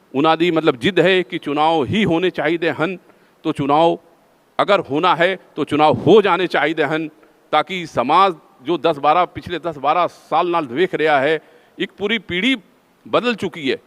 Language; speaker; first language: Hindi; non-native, local second language; Punjabi